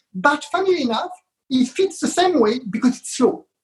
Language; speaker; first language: English; non-native, fluent; Hebrew